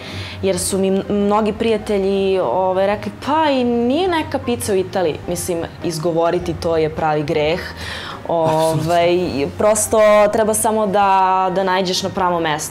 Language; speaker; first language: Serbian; early bilingual, heritage; Serbian